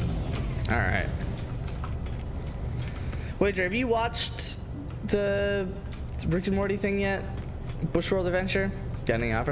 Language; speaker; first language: English; native; English